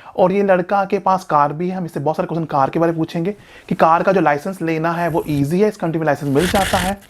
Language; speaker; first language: Hindi; non-native, local second language; Punjabi